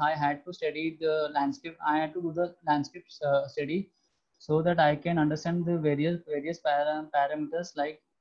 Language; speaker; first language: English; non-native, local second language; Hindi